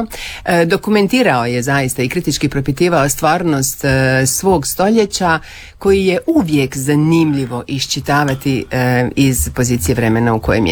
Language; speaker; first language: Serbian; native; Serbian